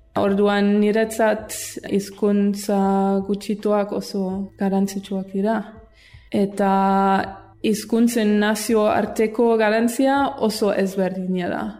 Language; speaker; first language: Basque; non-native, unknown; German